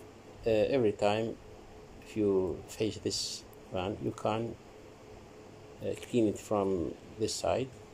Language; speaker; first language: English; non-native, learner; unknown